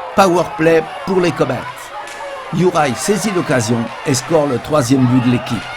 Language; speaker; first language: French; native; French